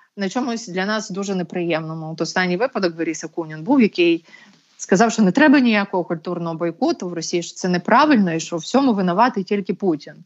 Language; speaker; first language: Ukrainian; native; Ukrainian